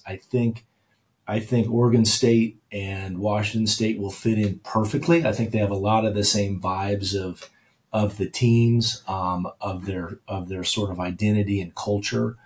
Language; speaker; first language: English; native; English